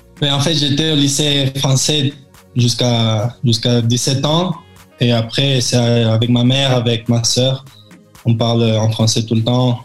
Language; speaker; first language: French; early bilingual, heritage; French